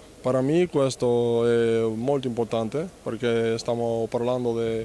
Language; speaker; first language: Italian; non-native, learner; Spanish